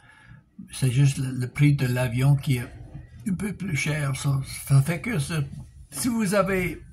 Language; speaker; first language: French; non-native, local second language; English